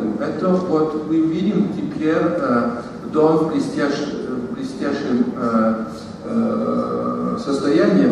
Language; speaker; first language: Russian; non-native, fluent; French